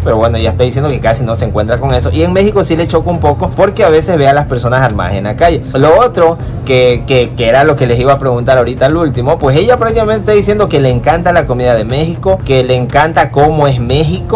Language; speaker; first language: Spanish; native; Spanish